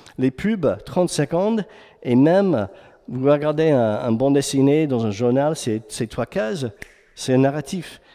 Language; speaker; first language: French; non-native, fluent; English